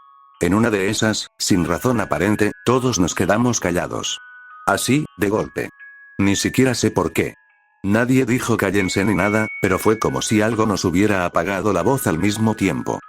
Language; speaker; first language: Spanish; native; Spanish